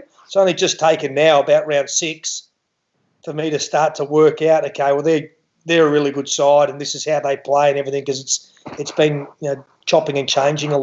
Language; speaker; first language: English; native; English